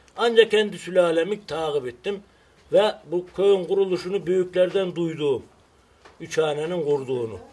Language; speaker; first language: Turkish; native; Turkish